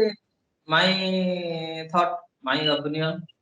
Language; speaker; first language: English; non-native, learner; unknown